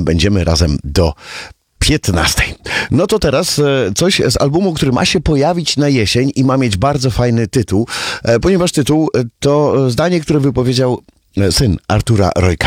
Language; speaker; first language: Polish; native; Polish